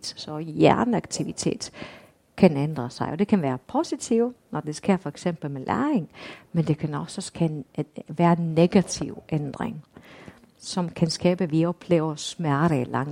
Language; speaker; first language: Danish; non-native, fluent; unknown